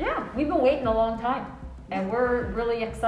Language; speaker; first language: English; native; English